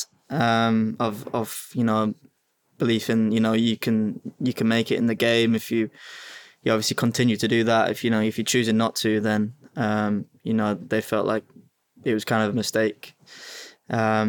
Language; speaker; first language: English; native; English